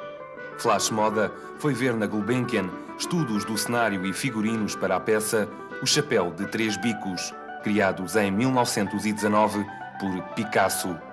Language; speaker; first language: Portuguese; native; Portuguese